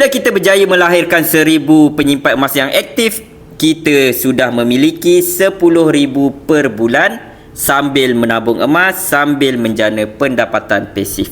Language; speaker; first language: Malay; native; Malay